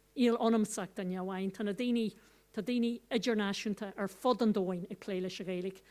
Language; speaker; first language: Irish; non-native, local second language; English